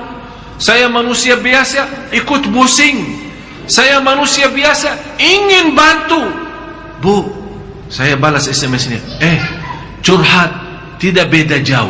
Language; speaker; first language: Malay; non-native, fluent; Arabic